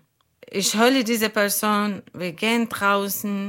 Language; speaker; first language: German; non-native, learner; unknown